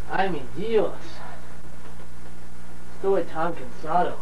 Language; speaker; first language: Spanish; non-native, learner; English